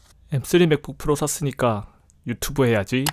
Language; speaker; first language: Korean; native; Korean